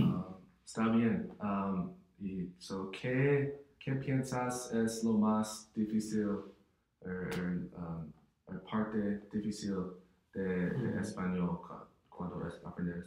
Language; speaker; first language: Spanish; non-native, learner; English